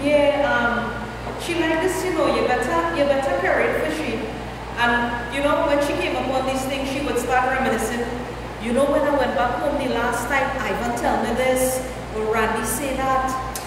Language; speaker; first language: English; native; English